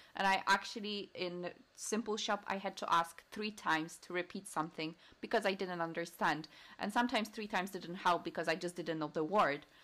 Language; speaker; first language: English; non-native, fluent; Polish